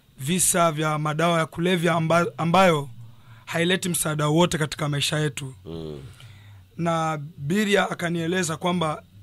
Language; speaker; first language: Swahili; native; Swahili